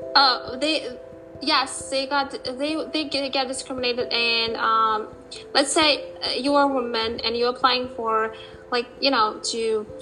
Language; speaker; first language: English; non-native, fluent; Uzbek